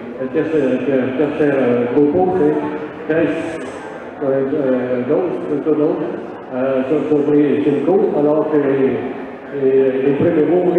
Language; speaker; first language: Spanish; non-native, learner; French